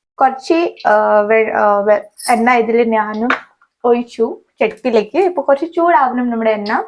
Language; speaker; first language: Malayalam; non-native, learner; Hindi